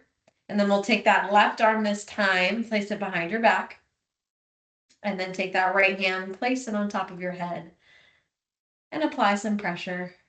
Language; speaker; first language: English; native; English